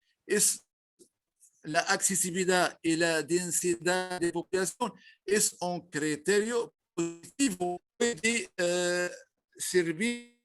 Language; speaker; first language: Spanish; non-native, learner; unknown